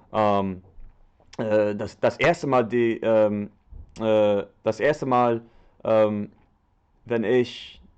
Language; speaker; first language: German; non-native, learner; English